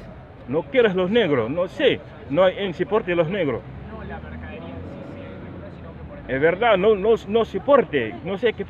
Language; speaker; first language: Spanish; non-native, learner; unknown